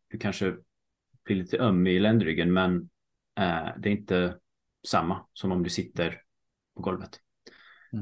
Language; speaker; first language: Swedish; early bilingual, heritage; Swedish